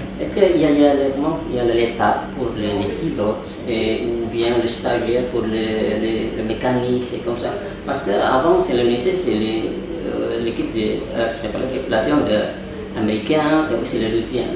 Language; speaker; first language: French; non-native, learner; Indonesian